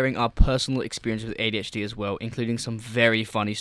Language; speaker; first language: English; native; English